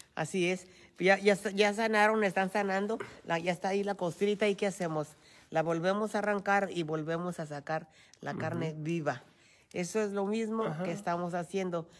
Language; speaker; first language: Spanish; native; Spanish